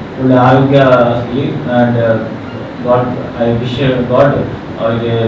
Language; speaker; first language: Kannada; non-native, local second language; Hindi